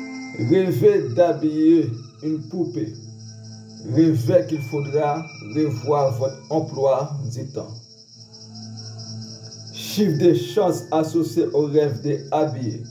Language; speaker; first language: French; non-native, local second language; Haitian Creole